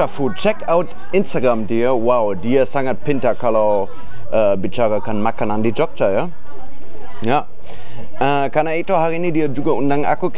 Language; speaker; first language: Indonesian; non-native, fluent; German